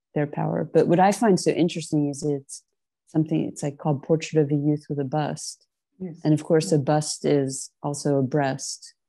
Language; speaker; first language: English; native; English